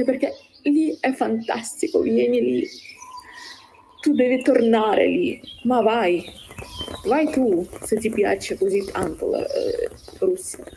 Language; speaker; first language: Italian; non-native, learner; Russian